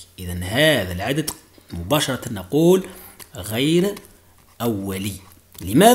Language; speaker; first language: Arabic; native; Arabic